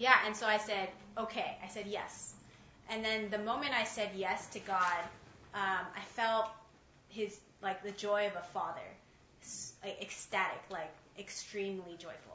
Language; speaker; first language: English; early bilingual, other home language; Chinese